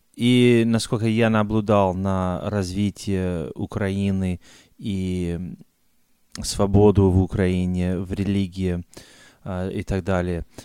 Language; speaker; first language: Russian; non-native, fluent; English